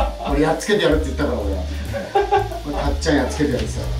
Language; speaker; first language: Japanese; native; Japanese